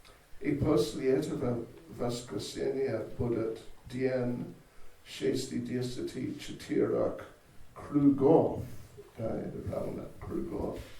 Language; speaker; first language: Russian; non-native, learner; English